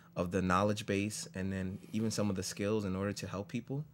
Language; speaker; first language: English; native; English